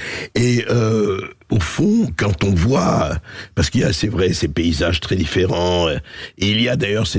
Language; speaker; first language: French; native; French